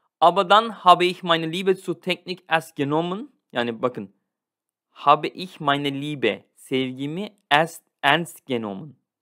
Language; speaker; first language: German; non-native, fluent; Turkish